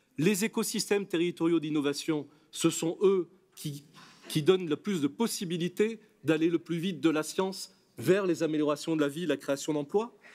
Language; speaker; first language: French; native; French